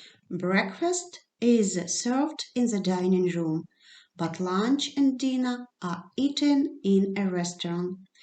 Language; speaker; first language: English; non-native, fluent; Ukrainian